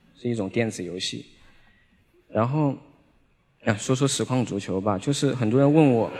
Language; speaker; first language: Chinese; native; Chinese